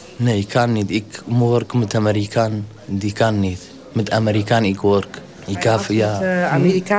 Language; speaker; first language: Dutch; non-native, learner; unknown